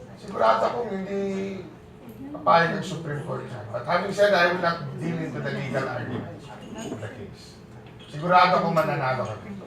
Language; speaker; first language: Filipino; non-native, local second language; Cebuano